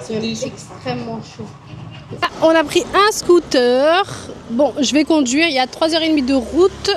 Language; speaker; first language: French; native; French